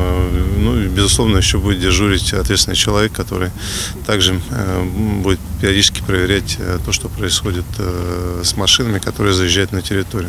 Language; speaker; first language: Russian; native; Russian